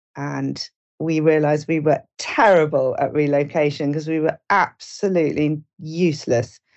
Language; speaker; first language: English; native; English